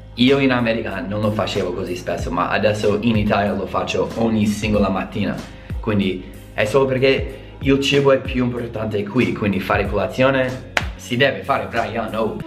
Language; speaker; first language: Italian; non-native, fluent; English